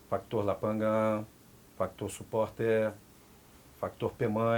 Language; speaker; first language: Indonesian; non-native, fluent; Portuguese